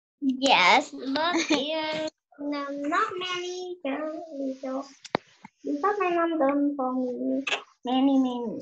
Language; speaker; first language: English; non-native, learner; Vietnamese